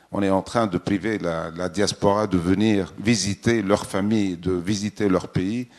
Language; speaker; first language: French; non-native, local second language; Arabic